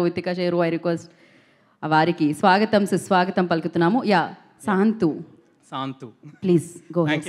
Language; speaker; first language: Telugu; native; Telugu